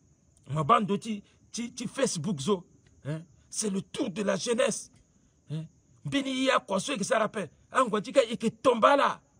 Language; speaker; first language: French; non-native, local second language; Sango